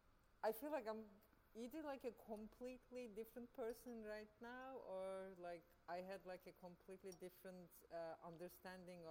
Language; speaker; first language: English; non-native, fluent; Turkish